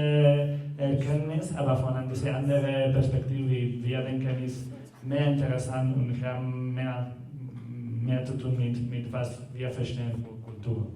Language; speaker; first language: German; non-native, learner; Spanish